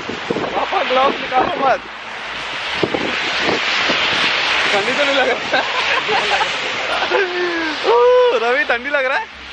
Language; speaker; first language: Hindi; native; Hindi